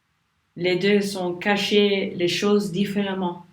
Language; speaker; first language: French; non-native, learner; English